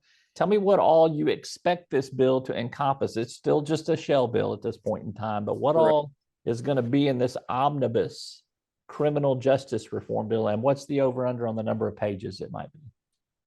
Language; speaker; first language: English; native; English